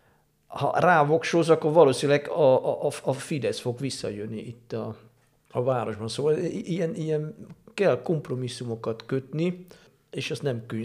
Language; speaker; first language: Hungarian; non-native, fluent; Dutch